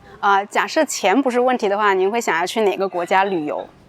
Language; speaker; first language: Chinese; native; Chinese